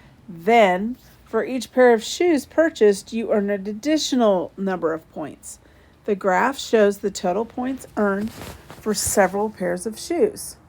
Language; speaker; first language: English; native; English